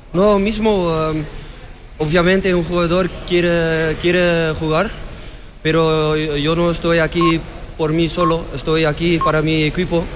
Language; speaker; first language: Spanish; non-native, learner; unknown